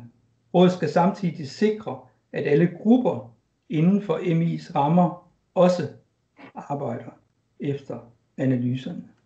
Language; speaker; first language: Danish; native; Danish